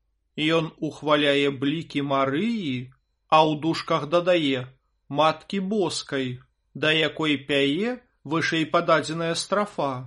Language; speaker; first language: Belarusian; native; Belarusian